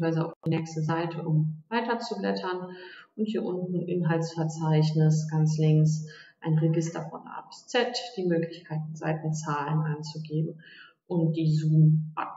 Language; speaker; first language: German; native; German